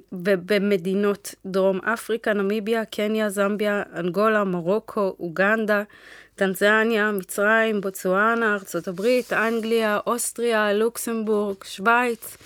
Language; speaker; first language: Hebrew; early bilingual, other home language; Amharic